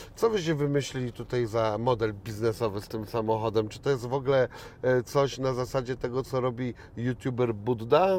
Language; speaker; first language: Polish; native; Polish